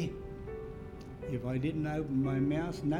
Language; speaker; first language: English; non-native, fluent; German